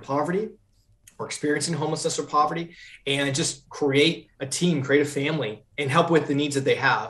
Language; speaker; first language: English; native; English